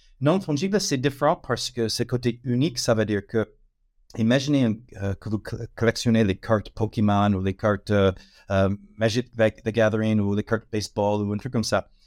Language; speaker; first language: French; non-native, fluent; English